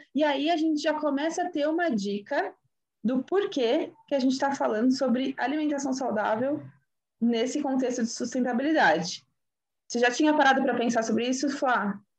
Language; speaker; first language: Portuguese; native; Portuguese